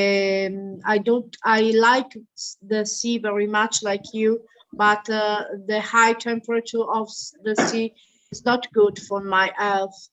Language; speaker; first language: English; non-native, learner; Italian